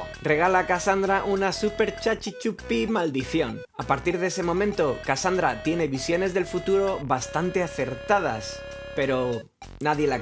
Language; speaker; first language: Spanish; native; Spanish